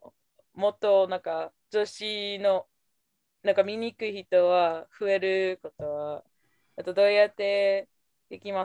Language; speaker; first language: Japanese; non-native, fluent; English